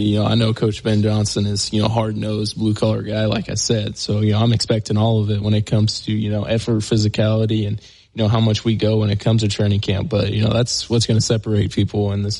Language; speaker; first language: English; native; English